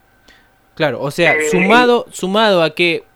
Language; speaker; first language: Spanish; native; Spanish